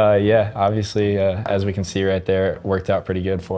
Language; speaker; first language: English; native; English